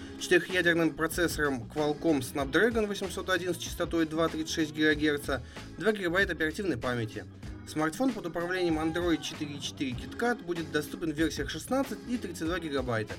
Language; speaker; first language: Russian; native; Russian